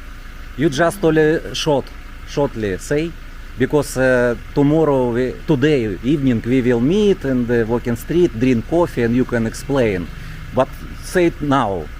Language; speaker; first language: English; non-native, learner; Russian